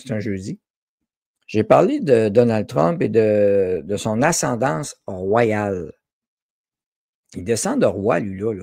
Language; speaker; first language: French; native; French